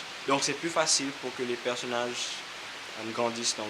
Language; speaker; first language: French; non-native, local second language; Seselwa Creole French